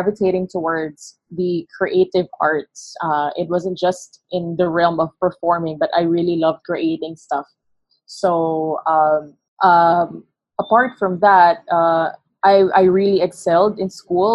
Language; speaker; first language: English; non-native, local second language; Hiligaynon